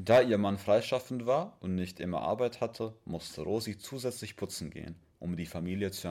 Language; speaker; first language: German; native; German